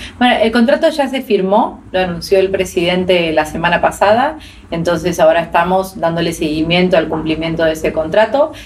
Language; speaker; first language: Spanish; native; Spanish